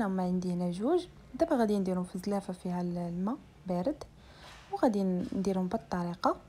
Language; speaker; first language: Arabic; native; Arabic